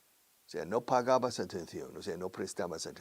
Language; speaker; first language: Spanish; non-native, fluent; English